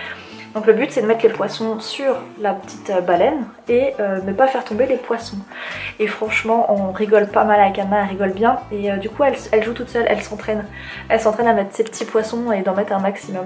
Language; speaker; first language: French; native; French